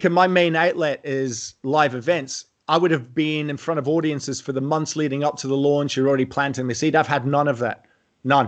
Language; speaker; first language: English; native; English